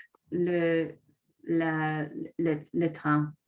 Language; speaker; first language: French; non-native, learner; English